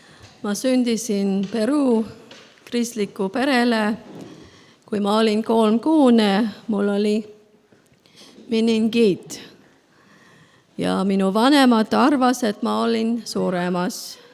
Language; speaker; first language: Estonian; non-native, learner; Spanish